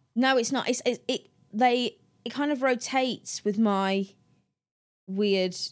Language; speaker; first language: English; native; English